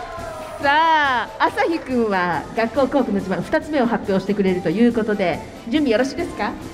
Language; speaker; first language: Japanese; native; Japanese